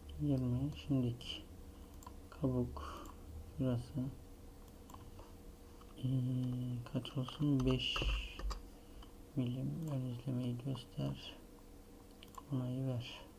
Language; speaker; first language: Turkish; native; Turkish